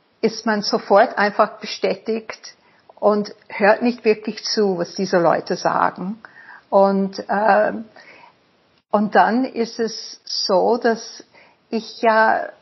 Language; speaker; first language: German; non-native, fluent; English